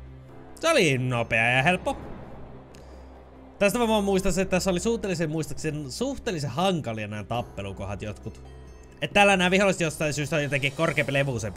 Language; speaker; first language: Finnish; native; Finnish